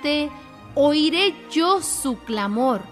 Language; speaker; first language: Spanish; native; Spanish